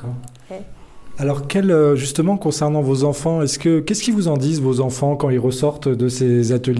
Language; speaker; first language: French; native; French